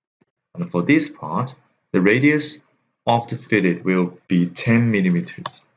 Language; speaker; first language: English; non-native, fluent; Chinese